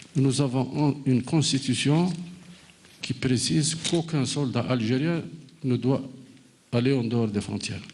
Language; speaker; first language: French; non-native, local second language; Arabic